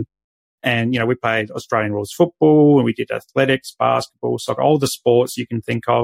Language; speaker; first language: English; native; English